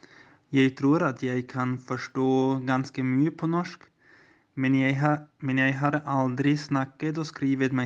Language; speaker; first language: Norwegian; non-native, learner; German